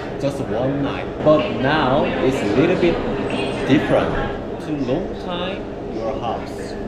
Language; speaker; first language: English; non-native, learner; Korean